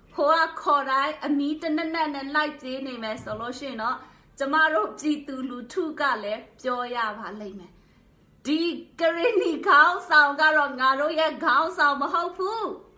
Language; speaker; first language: Burmese; non-native, local second language; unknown